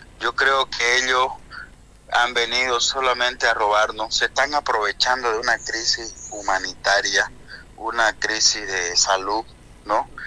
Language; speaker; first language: Spanish; native; Spanish